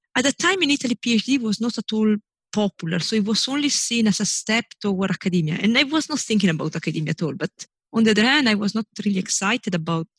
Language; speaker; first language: English; non-native, fluent; Italian